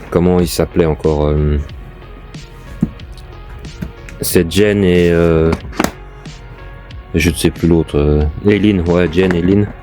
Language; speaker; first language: French; native; French